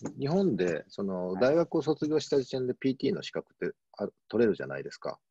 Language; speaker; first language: Japanese; native; Japanese